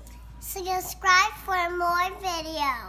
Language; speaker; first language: English; native; English